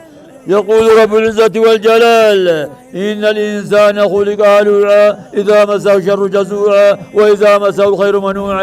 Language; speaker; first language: Arabic; non-native, fluent; Oromo